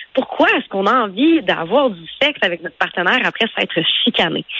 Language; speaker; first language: French; native; French